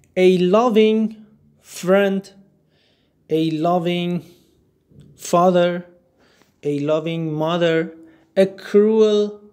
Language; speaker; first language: English; non-native, fluent; Persian